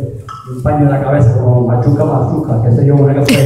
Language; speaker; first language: Spanish; native; Spanish